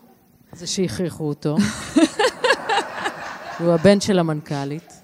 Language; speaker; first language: Hebrew; native; Hebrew